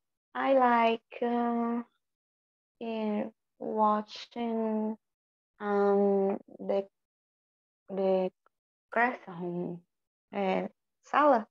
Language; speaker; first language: English; non-native, learner; Portuguese